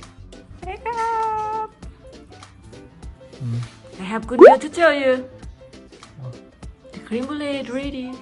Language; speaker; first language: English; non-native, learner; Thai